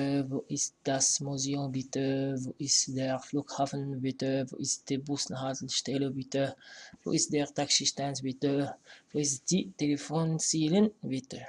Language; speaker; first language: German; non-native, fluent; Arabic